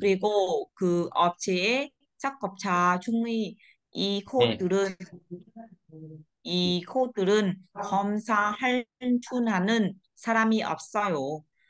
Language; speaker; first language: Korean; non-native, learner; Vietnamese